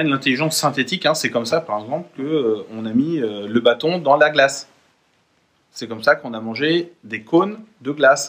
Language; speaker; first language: French; native; French